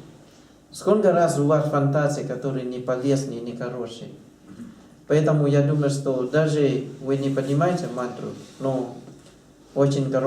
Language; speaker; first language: Russian; non-native, learner; Thai